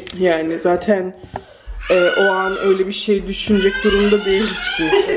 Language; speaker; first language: Turkish; native; Turkish